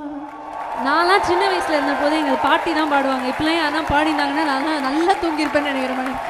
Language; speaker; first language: Tamil; native; Tamil